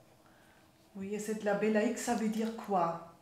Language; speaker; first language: French; non-native, fluent; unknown